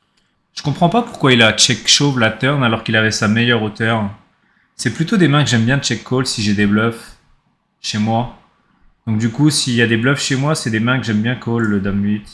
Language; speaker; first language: French; native; French